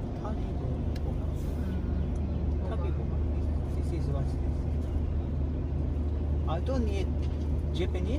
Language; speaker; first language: English; non-native, learner; Korean